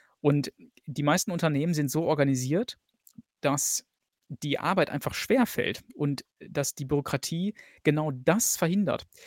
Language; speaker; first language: German; native; German